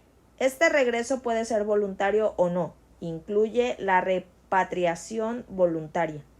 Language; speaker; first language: Spanish; native; Spanish